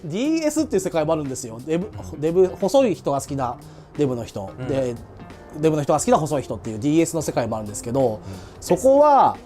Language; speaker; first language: Japanese; native; Japanese